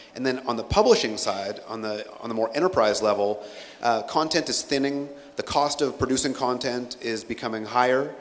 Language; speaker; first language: English; native; English